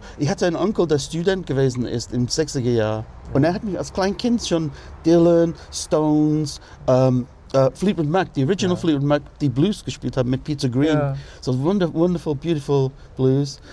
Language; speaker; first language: German; non-native, fluent; English